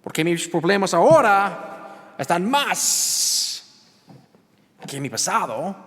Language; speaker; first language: Spanish; non-native, learner; English